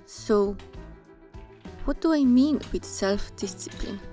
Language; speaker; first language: English; non-native, fluent; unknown